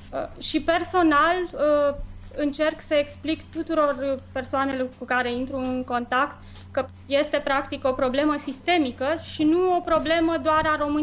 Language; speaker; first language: Romanian; native; Romanian